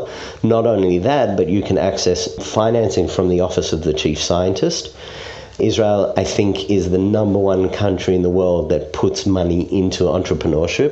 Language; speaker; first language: English; native; English